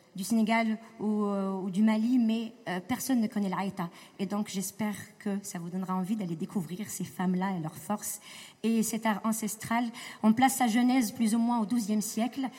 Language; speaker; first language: French; non-native, local second language; Arabic